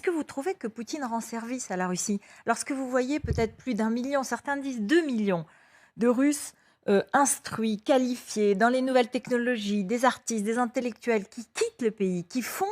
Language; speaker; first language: French; native; French